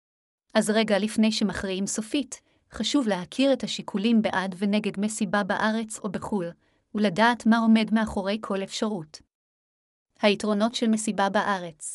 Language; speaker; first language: Hebrew; native; Hebrew